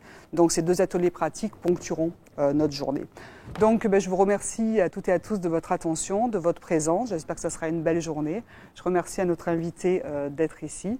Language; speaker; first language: French; native; French